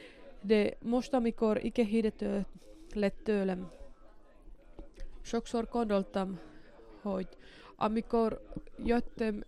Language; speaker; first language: Hungarian; non-native, learner; Finnish